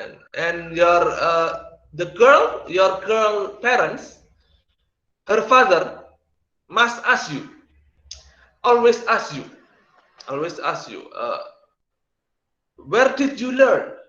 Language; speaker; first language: English; non-native, learner; Indonesian